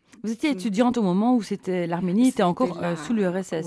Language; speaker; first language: French; native; French